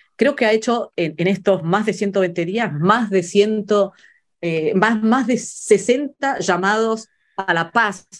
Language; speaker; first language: Spanish; early bilingual, other home language; Italian